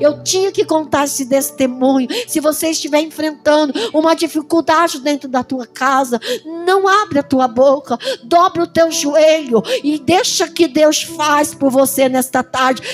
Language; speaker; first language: Portuguese; native; Portuguese